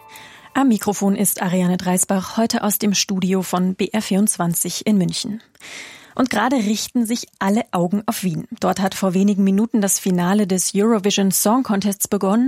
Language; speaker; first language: German; native; German